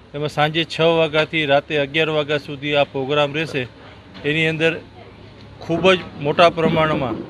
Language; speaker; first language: Gujarati; non-native, local second language; Sindhi